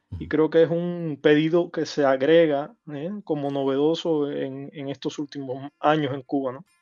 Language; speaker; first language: Spanish; native; Spanish